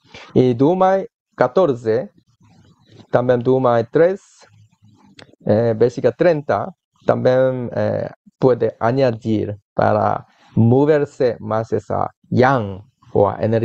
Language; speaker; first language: Spanish; non-native, learner; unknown